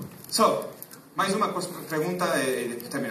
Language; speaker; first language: Portuguese; non-native, learner; Spanish